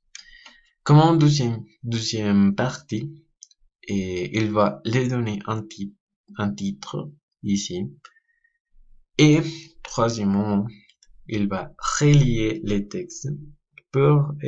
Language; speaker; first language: French; non-native, learner; Spanish